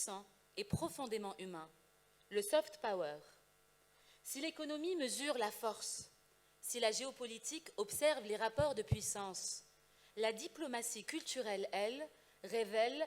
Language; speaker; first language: French; non-native, local second language; Arabic